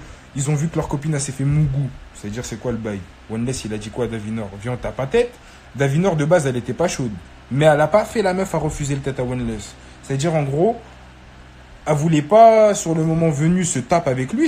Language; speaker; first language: French; native; French